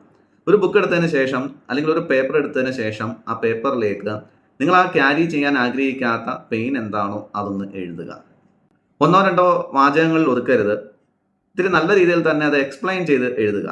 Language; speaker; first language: Malayalam; native; Malayalam